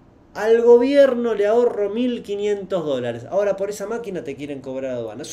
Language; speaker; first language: Spanish; native; Spanish